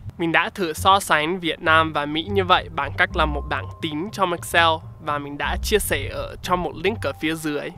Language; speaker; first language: Vietnamese; non-native, fluent; English